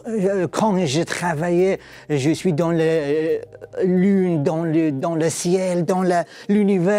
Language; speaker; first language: French; non-native, learner; Persian